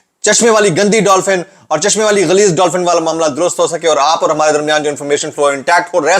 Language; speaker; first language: Urdu; native; Urdu